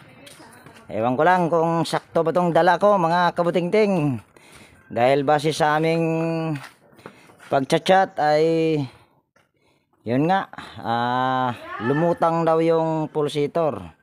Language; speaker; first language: Filipino; native; Filipino